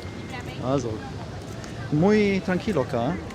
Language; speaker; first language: Spanish; non-native, learner; German